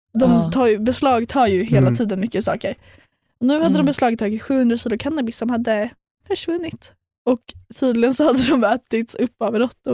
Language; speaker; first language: Swedish; native; Swedish